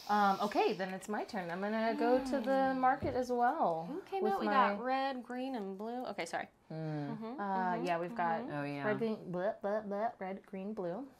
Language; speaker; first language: English; native; English